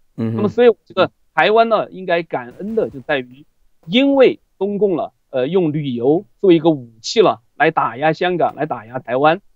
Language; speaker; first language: Chinese; native; Chinese